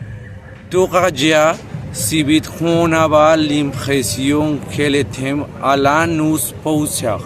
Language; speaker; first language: French; non-native, learner; Spanish